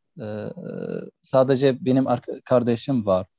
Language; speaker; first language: Turkish; non-native, learner; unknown